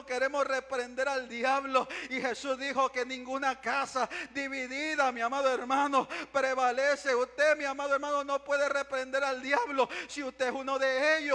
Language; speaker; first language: Spanish; native; Spanish